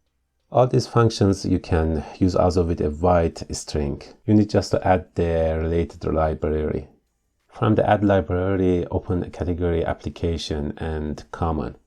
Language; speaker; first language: English; non-native, fluent; Persian